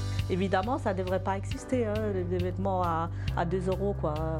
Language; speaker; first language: French; non-native, fluent; German